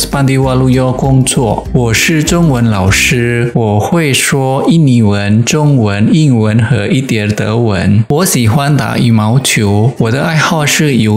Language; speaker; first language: Chinese; non-native, fluent; Indonesian